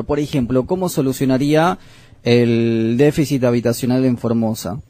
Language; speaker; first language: Spanish; native; Spanish